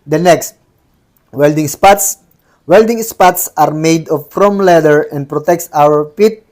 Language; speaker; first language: English; non-native, local second language; Filipino